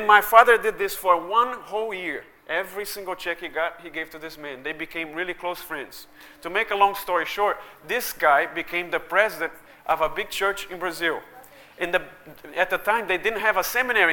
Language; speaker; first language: English; early bilingual, other home language; Portuguese